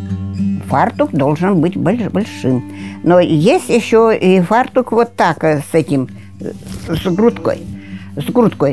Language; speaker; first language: Russian; non-native, local second language; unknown